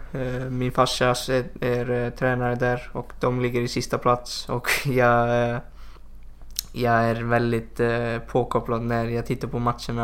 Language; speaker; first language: Swedish; non-native, fluent; Icelandic